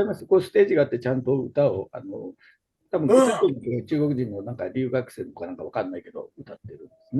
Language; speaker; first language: Japanese; native; Japanese